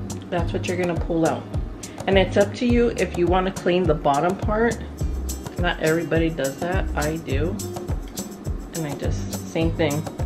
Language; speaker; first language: English; early bilingual, other home language; Spanish